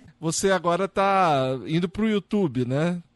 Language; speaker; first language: Portuguese; native; Portuguese